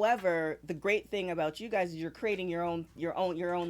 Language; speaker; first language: English; native; English